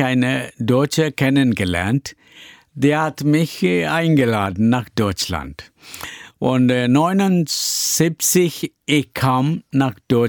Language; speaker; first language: German; non-native, learner; Tamil